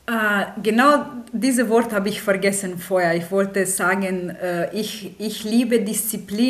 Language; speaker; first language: German; non-native, fluent; Romanian